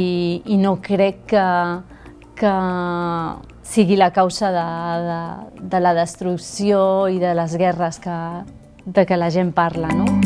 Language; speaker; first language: Catalan; early bilingual, other home language; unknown